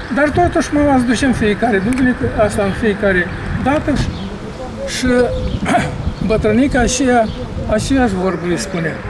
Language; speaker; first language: Romanian; native; Romanian